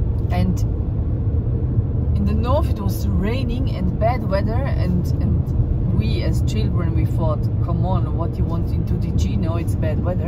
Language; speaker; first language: English; non-native, fluent; German